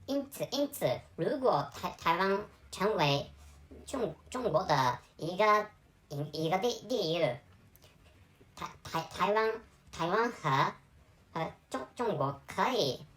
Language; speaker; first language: Chinese; non-native, learner; Japanese